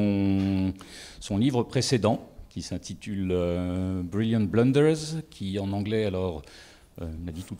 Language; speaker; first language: French; native; French